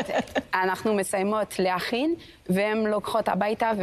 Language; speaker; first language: Hebrew; non-native, fluent; French